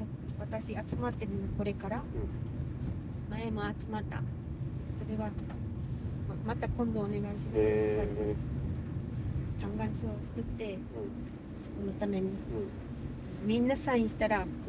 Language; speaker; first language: Japanese; non-native, learner; Spanish